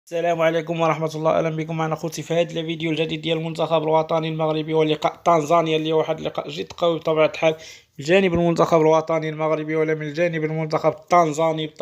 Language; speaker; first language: Arabic; native; Arabic